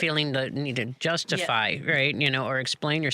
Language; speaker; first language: English; native; English